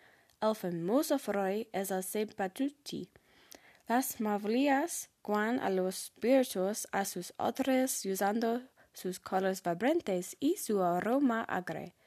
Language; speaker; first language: Spanish; non-native, learner; English